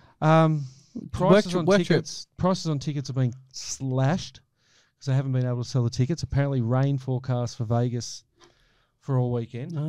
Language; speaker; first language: English; native; English